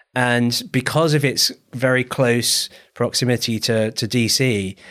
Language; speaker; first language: English; native; English